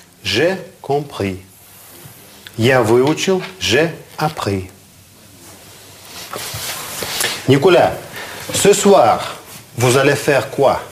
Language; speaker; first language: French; non-native, fluent; Russian